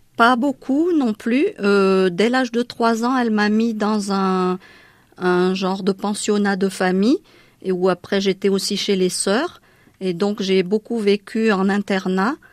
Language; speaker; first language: French; non-native, local second language; Malagasy